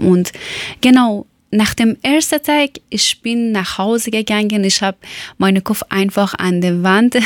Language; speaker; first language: German; non-native, learner; Persian